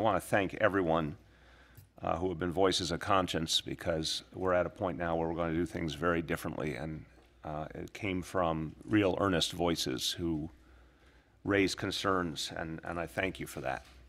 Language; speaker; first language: English; native; English